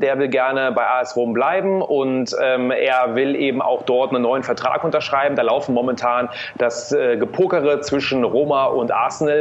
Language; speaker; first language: German; native; German